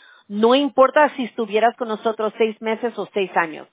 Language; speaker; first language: Spanish; early bilingual, heritage; Spanish